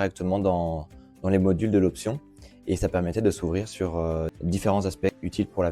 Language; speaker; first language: French; native; French